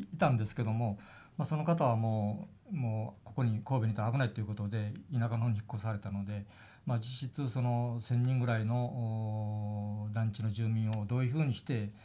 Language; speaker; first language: Japanese; native; Japanese